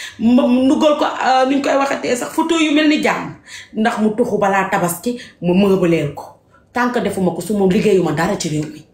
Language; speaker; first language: Wolof; native; Wolof